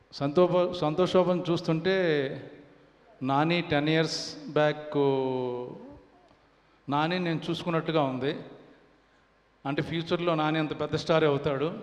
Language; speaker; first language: Telugu; native; Telugu